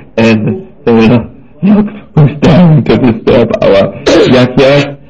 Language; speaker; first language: English; non-native, fluent; German